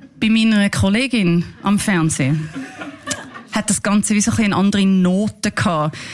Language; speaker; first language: German; native; German